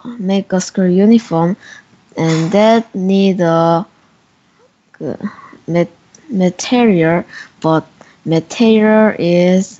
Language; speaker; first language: English; non-native, learner; Korean